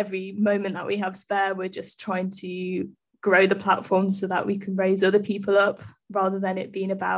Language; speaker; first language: English; native; English